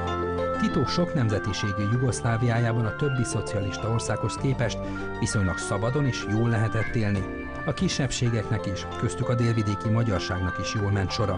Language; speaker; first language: Hungarian; native; Hungarian